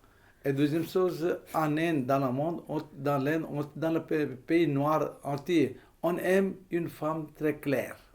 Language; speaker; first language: French; non-native, fluent; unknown